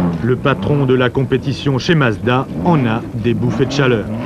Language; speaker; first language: French; native; French